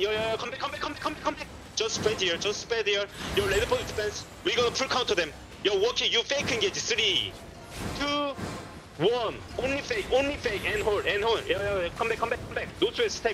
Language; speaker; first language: English; non-native, learner; Korean